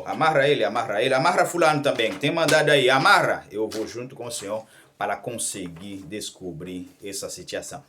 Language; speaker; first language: Portuguese; non-native, learner; Haitian Creole